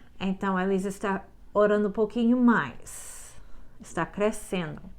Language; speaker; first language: Portuguese; non-native, learner; English